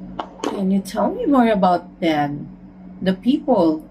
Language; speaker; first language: English; non-native, local second language; Filipino